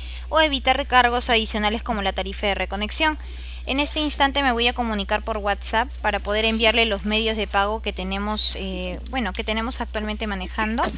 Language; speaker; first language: Spanish; native; Spanish